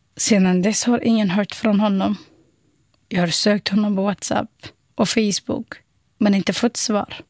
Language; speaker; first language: Swedish; non-native, fluent; Somali